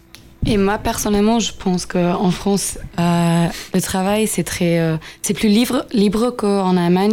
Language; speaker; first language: French; non-native, fluent; German